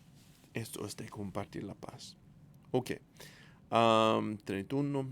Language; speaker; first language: Spanish; non-native, fluent; English